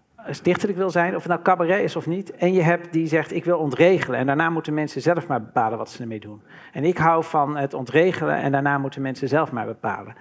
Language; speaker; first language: Dutch; native; Dutch